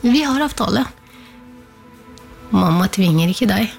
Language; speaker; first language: Norwegian; non-native, learner; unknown